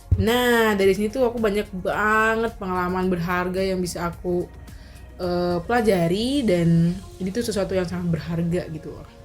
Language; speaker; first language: Indonesian; native; Indonesian